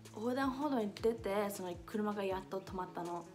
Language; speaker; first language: Japanese; non-native, fluent; English